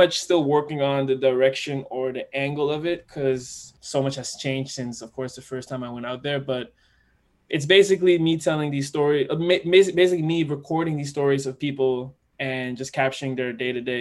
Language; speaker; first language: English; non-native, fluent; Dutch